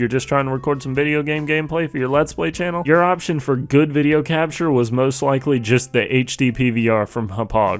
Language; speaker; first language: English; native; English